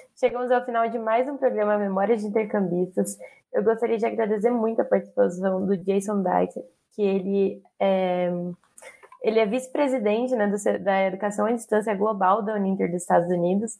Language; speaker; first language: Portuguese; native; Portuguese